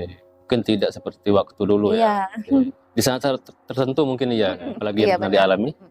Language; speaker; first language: Indonesian; native; Indonesian